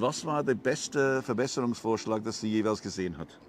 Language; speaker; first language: German; non-native, learner; English